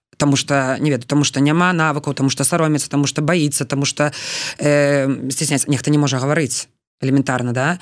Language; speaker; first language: Belarusian; non-native, local second language; Russian